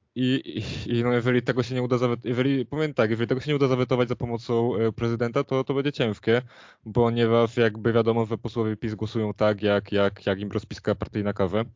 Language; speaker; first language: Polish; native; Polish